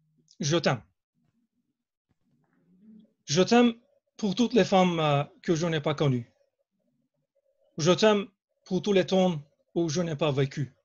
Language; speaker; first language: French; non-native, learner; Turkish